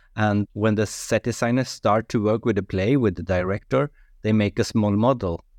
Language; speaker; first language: English; non-native, fluent; Swedish